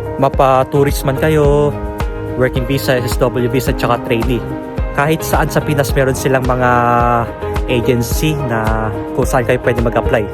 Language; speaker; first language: Filipino; native; Filipino